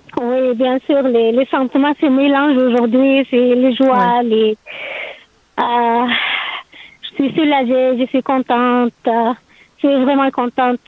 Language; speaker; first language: French; non-native, learner; Arabic